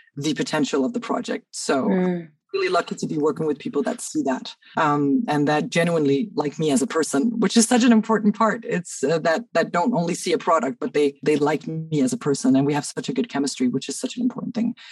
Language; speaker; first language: English; early bilingual, other home language; Danish